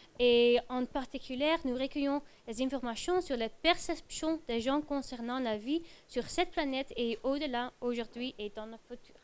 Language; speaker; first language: French; non-native, fluent; Dutch